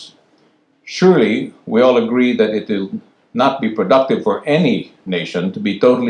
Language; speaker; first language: English; non-native, local second language; Filipino